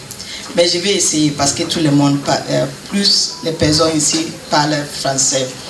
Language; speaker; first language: French; non-native, learner; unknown